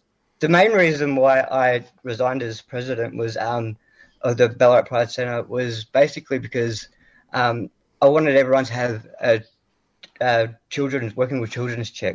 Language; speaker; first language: English; native; English